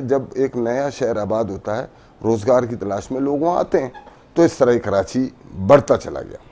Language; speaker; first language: Urdu; non-native, local second language; Baluchi